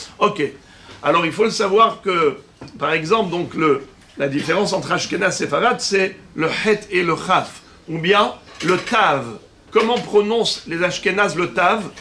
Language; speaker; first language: French; native; French